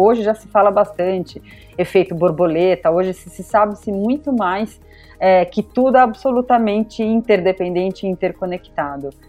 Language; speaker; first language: Portuguese; native; Portuguese